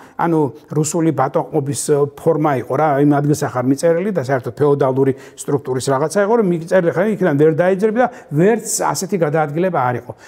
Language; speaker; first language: Georgian; non-native, local second language; Mingrelian